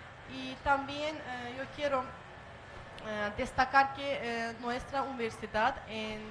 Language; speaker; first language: Spanish; non-native, fluent; Azerbaijani